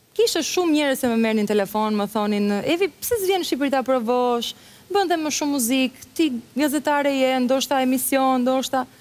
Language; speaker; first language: Albanian; early bilingual, heritage; Albanian